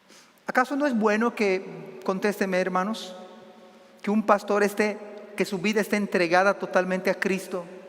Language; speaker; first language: Spanish; native; Spanish